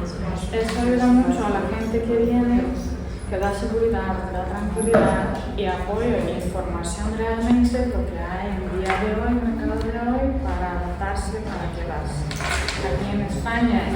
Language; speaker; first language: Spanish; non-native, fluent; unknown